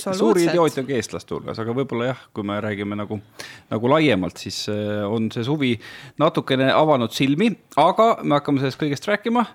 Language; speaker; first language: Estonian; native; Estonian